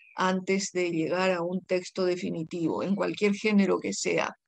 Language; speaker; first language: Spanish; non-native, local second language; Guarani